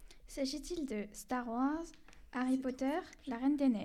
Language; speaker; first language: French; native; French